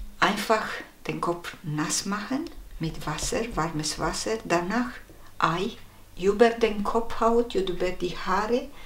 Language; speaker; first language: German; non-native, fluent; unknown